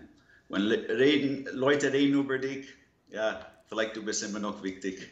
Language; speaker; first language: German; non-native, learner; English